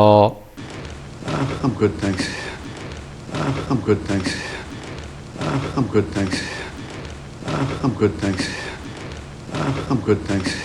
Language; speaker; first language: English; non-native, learner; Korean